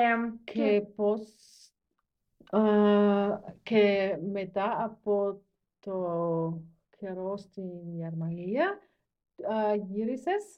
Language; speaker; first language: Greek; non-native, learner; German